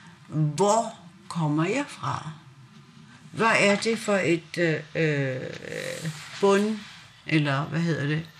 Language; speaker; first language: Danish; non-native, local second language; Kalaallisut